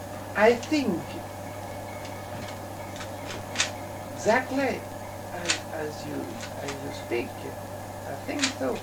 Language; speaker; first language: English; non-native, learner; French